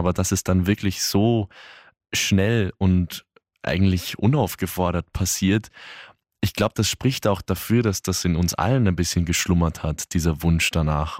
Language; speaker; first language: German; native; German